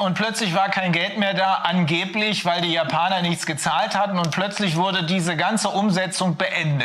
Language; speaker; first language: German; native; German